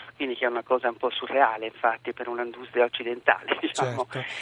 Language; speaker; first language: Italian; native; Italian